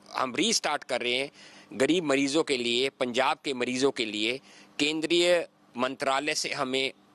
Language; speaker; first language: Hindi; native; Hindi